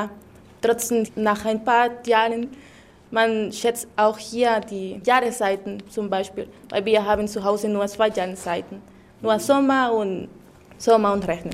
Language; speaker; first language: German; non-native, fluent; Spanish